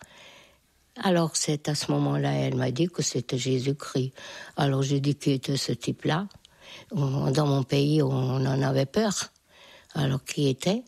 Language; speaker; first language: French; non-native, fluent; Hungarian